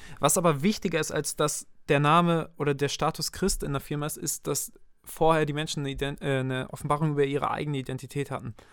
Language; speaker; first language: German; native; German